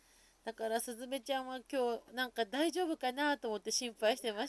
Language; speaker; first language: Japanese; native; Japanese